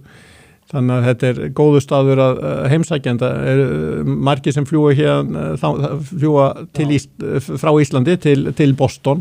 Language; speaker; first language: Icelandic; native; Icelandic